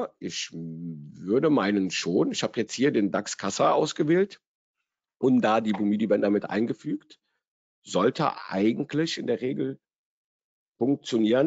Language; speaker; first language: German; native; German